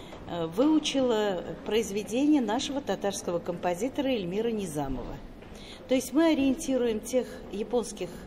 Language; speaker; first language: Russian; native; Russian